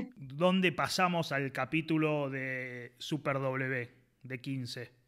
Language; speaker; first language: Spanish; native; Spanish